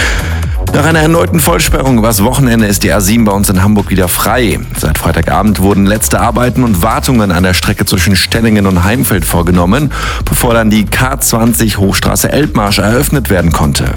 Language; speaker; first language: German; native; German